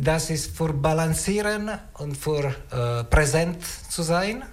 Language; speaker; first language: German; non-native, learner; Italian